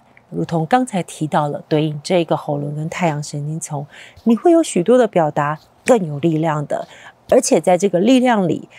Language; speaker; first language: Chinese; native; Chinese